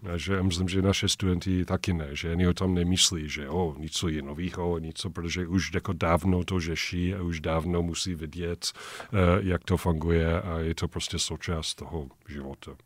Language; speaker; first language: Czech; non-native, fluent; English